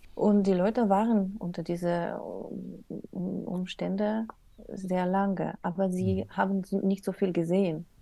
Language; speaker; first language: German; non-native, fluent; Russian